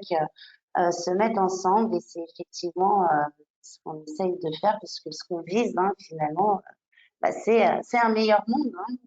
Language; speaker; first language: French; native; French